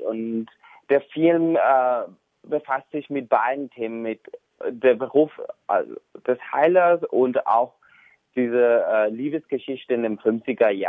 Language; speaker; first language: German; non-native, fluent; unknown